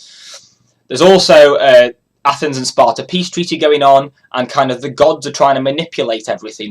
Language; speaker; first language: English; native; English